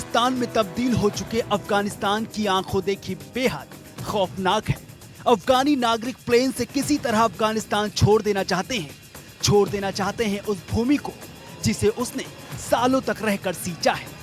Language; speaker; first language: Hindi; native; Hindi